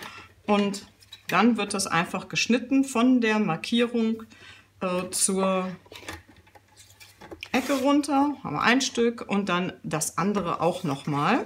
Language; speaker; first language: German; native; German